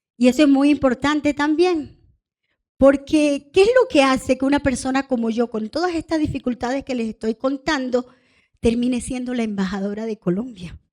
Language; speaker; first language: Spanish; non-native, local second language; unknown